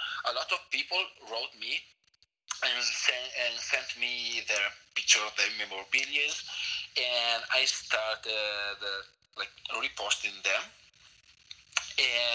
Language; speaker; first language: English; non-native, fluent; Italian